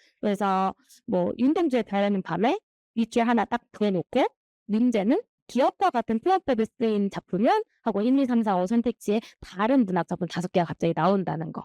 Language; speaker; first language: Korean; native; Korean